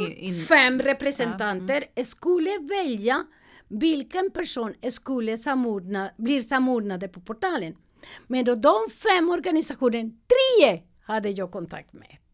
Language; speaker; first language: Swedish; non-native, learner; Spanish